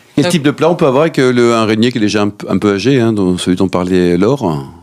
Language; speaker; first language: French; native; French